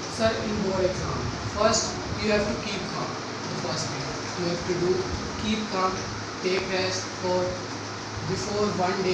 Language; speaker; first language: English; non-native, learner; Hindi